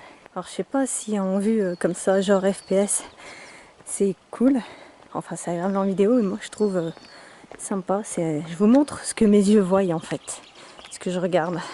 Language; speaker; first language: French; native; French